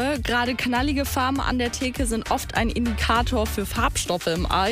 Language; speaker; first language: German; native; German